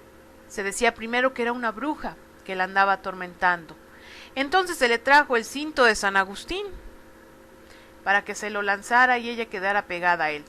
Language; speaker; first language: Spanish; native; Spanish